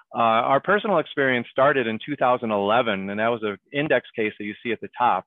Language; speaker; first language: English; native; English